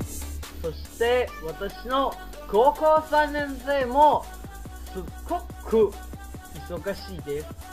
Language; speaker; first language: Japanese; non-native, learner; Thai